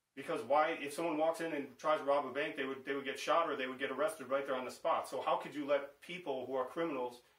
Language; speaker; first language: English; native; English